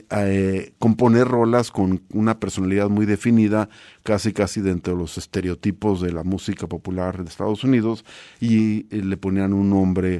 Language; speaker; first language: Spanish; native; Spanish